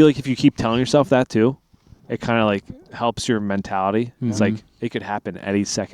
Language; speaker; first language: English; native; English